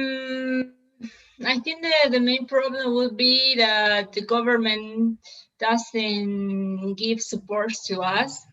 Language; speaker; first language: English; non-native, learner; Spanish